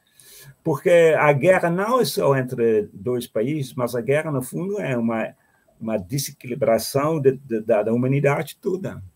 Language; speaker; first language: Portuguese; non-native, fluent; Dutch